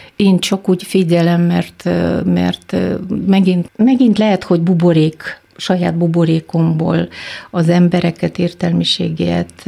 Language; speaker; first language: Hungarian; non-native, fluent; Kyrgyz